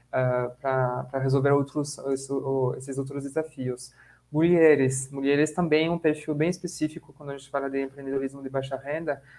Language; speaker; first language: Portuguese; non-native, fluent; French